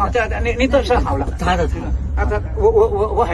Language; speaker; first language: Chinese; non-native, learner; Indonesian